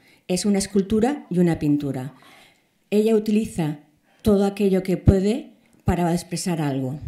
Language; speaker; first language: Spanish; native; Spanish